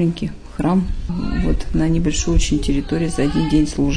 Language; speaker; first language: Russian; native; Russian